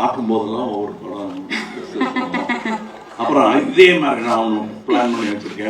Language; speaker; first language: Tamil; native; Tamil